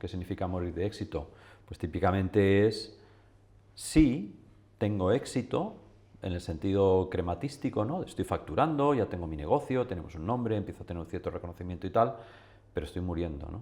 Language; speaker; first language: Spanish; native; Spanish